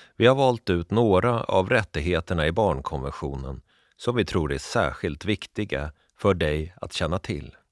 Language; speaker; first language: Swedish; native; Swedish